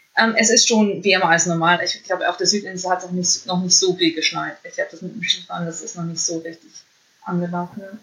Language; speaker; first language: German; native; German